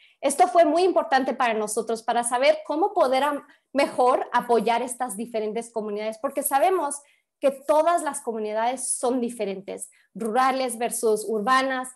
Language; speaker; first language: Spanish; early bilingual, heritage; Spanish